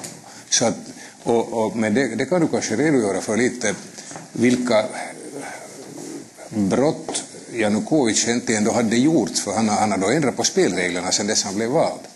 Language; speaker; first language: Swedish; native; Swedish